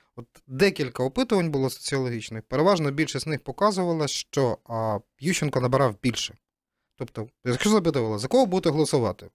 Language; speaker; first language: Ukrainian; native; Ukrainian